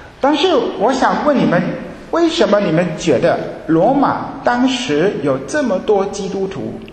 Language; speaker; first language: Chinese; early bilingual, heritage; Chinese